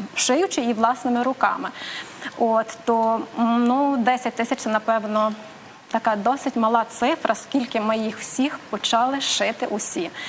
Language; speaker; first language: Ukrainian; native; Ukrainian